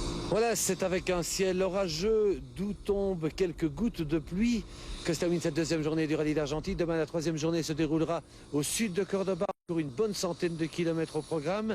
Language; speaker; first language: French; native; French